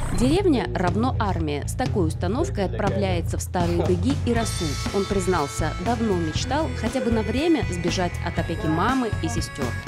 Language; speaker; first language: Russian; native; Russian